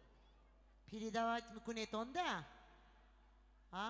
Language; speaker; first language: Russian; non-native, local second language; Uzbek